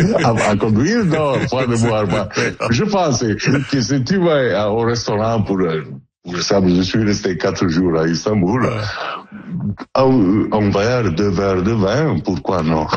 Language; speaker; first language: French; non-native, learner; Italian